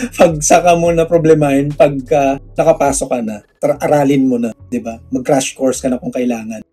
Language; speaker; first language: Filipino; non-native, local second language; Cebuano